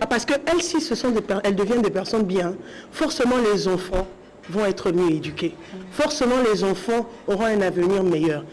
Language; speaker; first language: French; non-native, local second language; Lingala